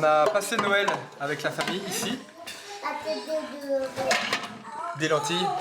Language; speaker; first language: French; native; French